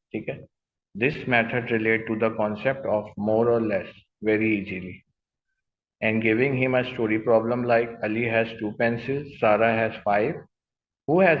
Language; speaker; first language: English; non-native, learner; Urdu